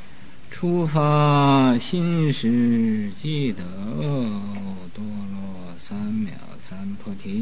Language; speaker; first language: Chinese; native; Chinese